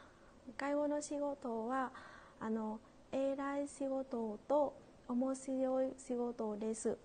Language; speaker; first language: Japanese; non-native, learner; Vietnamese